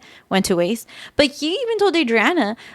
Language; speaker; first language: English; native; English